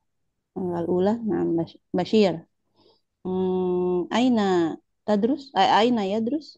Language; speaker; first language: Arabic; non-native, learner; Indonesian